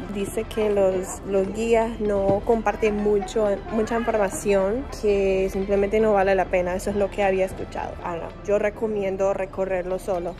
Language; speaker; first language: Spanish; non-native, fluent; English